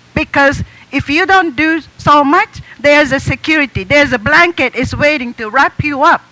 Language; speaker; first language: English; non-native, fluent; Japanese